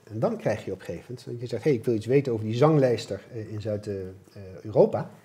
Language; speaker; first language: Dutch; native; Dutch